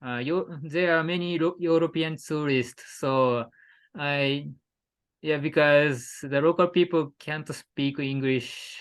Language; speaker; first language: English; non-native, learner; Japanese